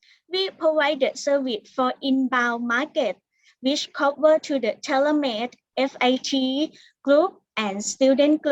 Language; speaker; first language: English; non-native, learner; Thai